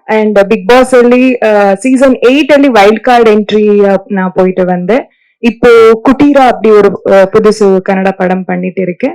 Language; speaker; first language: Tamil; non-native, learner; Kannada